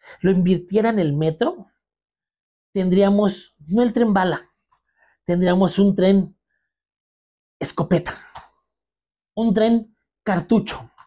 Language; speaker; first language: Spanish; native; Spanish